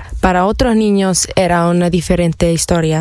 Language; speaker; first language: Spanish; early bilingual, heritage; Spanish